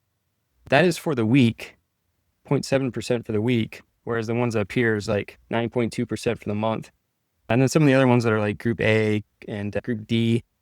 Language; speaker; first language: English; native; English